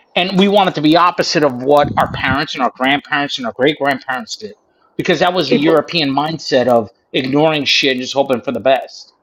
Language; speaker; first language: English; native; English